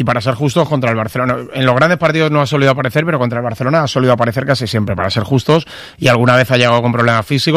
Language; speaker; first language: Spanish; native; Spanish